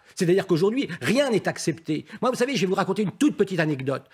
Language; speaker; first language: French; native; French